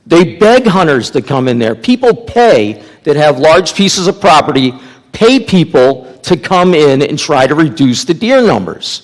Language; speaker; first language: English; native; English